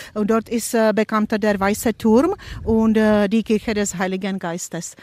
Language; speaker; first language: German; non-native, fluent; Czech